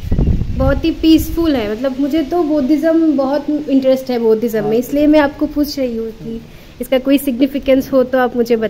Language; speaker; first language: Hindi; non-native, local second language; Bangla